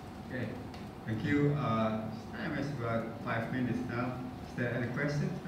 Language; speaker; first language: English; non-native, fluent; Indonesian